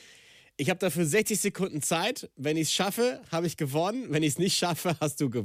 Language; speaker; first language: German; native; German